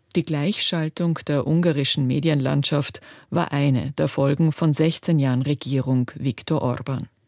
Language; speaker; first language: German; native; German